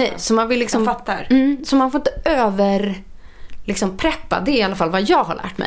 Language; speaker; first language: Swedish; native; Swedish